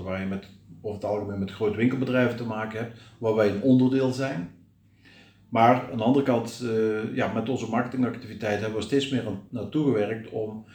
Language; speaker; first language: Dutch; native; Dutch